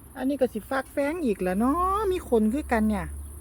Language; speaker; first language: Thai; native; Thai